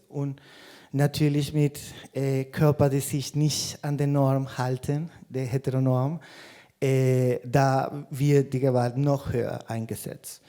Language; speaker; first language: German; non-native, fluent; Spanish